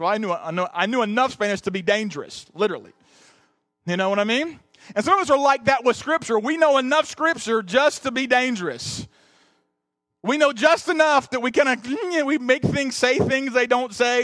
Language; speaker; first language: English; native; English